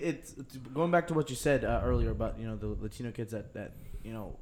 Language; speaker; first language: English; non-native, fluent; Papiamento